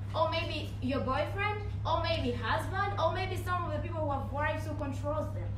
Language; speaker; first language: English; non-native, local second language; Swahili